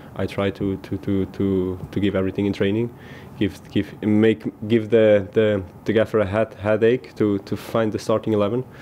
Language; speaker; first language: English; non-native, fluent; German